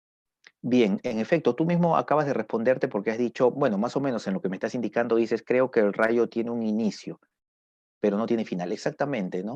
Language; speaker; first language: Spanish; native; Spanish